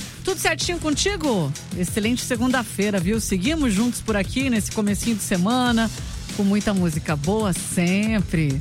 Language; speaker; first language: Portuguese; native; Portuguese